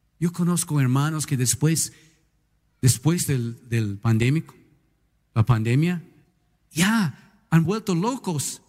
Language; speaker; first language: Spanish; non-native, fluent; English